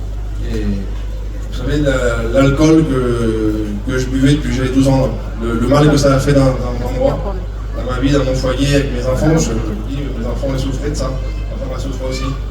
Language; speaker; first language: French; native; French